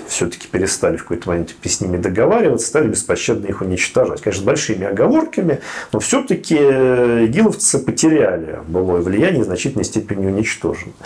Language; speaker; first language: Russian; native; Russian